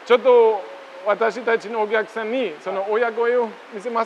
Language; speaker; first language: Japanese; non-native, learner; German